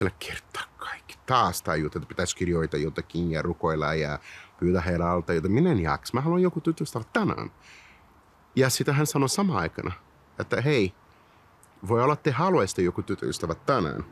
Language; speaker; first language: Finnish; non-native, fluent; Portuguese